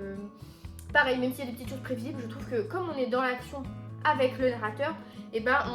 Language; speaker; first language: French; native; French